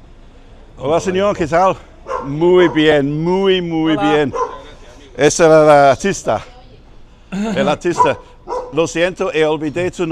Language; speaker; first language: Spanish; non-native, learner; English